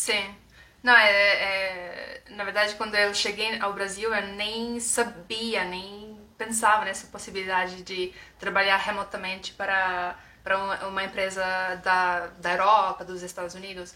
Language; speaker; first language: Portuguese; non-native, fluent; Estonian